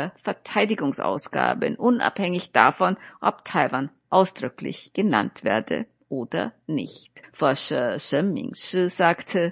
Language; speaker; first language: German; native; German